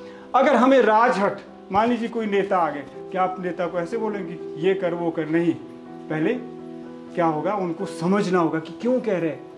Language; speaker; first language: Hindi; native; Hindi